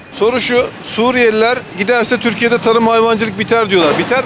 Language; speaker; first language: Turkish; native; Turkish